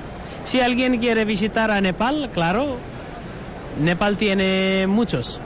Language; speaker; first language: Spanish; non-native, learner; Nepali